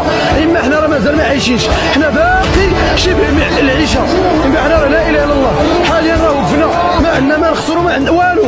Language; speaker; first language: Arabic; native; Arabic